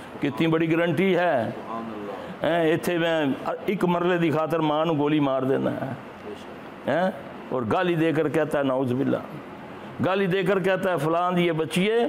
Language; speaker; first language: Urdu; non-native, local second language; Punjabi